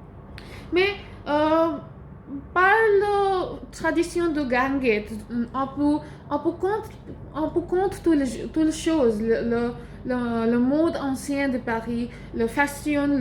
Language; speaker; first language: French; non-native, learner; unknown